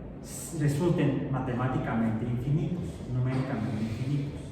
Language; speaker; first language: Spanish; native; Spanish